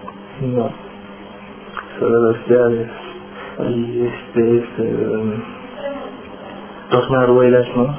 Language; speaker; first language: Spanish; non-native, learner; Wolof